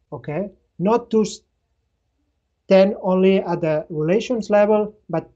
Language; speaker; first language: English; non-native, fluent; Spanish